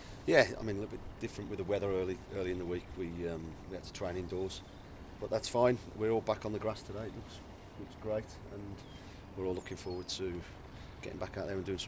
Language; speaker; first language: English; native; English